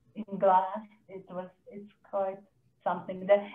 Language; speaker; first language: English; non-native, fluent; Czech